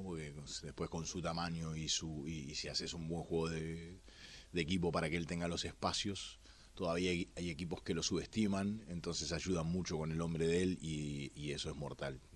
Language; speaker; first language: Spanish; native; Spanish